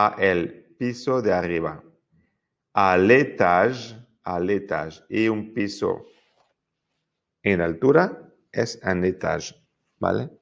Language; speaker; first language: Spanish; non-native, fluent; French